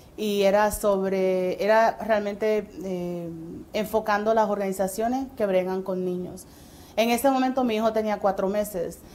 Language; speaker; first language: Spanish; early bilingual, heritage; English